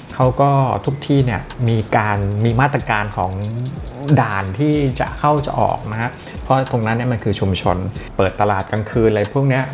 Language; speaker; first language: Thai; native; Thai